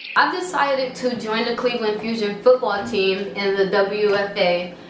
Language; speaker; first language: English; native; English